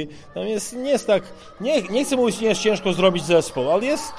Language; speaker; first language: Polish; non-native, learner; Serbian